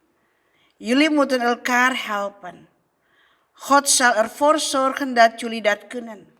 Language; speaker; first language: Dutch; non-native, fluent; Indonesian